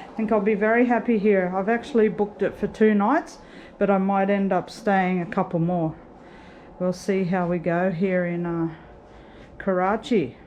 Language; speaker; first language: English; native; English